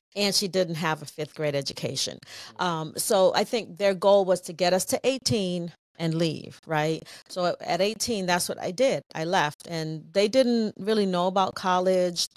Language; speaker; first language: English; native; English